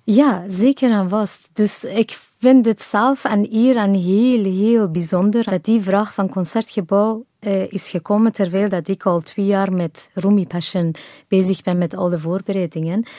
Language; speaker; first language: Dutch; non-native, fluent; Persian